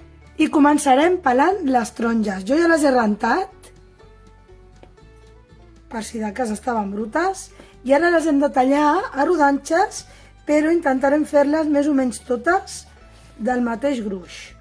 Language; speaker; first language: Catalan; native; Catalan